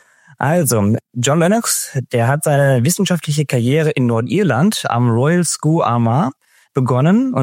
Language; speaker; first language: German; native; German